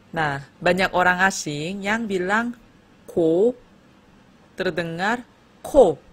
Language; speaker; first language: Indonesian; non-native, fluent; Korean